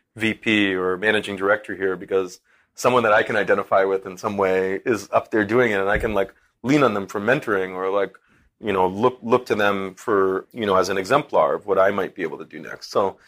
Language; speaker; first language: English; native; English